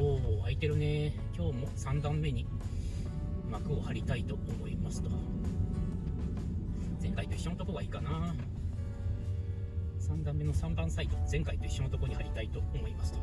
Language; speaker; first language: Japanese; native; Japanese